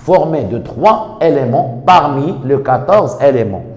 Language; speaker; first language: French; non-native, local second language; Arabic